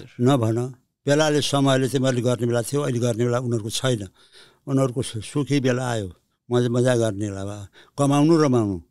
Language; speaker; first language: Nepali; early bilingual, heritage; Nepali